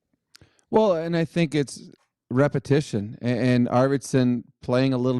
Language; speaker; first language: English; native; English